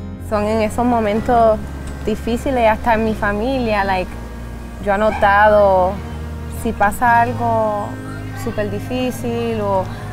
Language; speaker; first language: Spanish; early bilingual, other home language; English